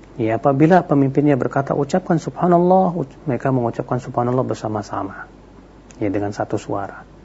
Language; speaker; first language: Indonesian; native; Indonesian